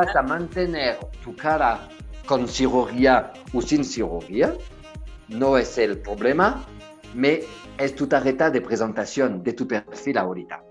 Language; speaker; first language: Spanish; non-native, learner; French